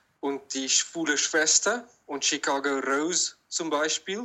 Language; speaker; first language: German; non-native, learner; English